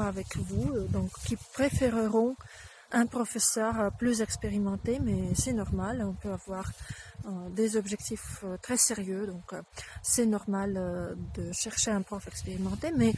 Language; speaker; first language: French; non-native, fluent; Russian